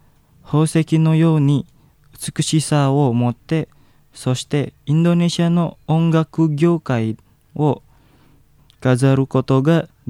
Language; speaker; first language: Japanese; non-native, fluent; Indonesian